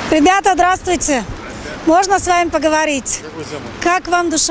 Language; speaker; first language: Russian; non-native, local second language; Tajik